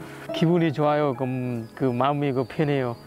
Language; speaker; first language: Korean; non-native, learner; Vietnamese